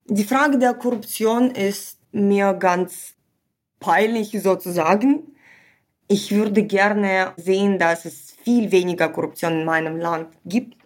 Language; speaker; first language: German; non-native, fluent; Ukrainian